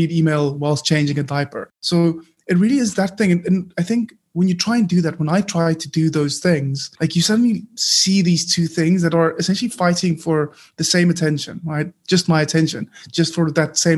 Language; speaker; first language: English; non-native, local second language; Afrikaans